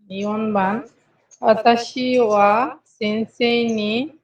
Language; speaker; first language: Japanese; non-native, learner; Bangla